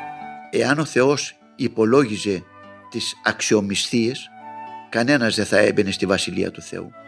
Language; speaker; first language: Greek; native; Greek